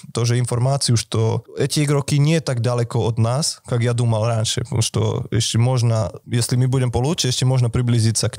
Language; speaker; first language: Russian; non-native, fluent; Slovak